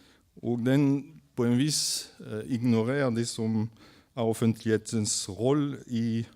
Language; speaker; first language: Norwegian; non-native, fluent; French